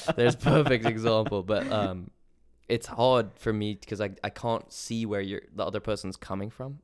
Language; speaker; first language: English; native; English